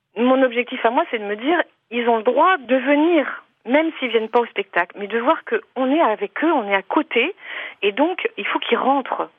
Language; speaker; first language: French; native; French